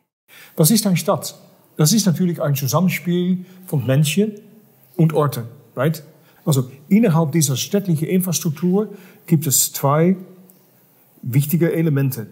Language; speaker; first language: German; non-native, fluent; Dutch